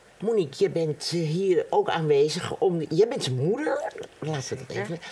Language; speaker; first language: Dutch; native; Dutch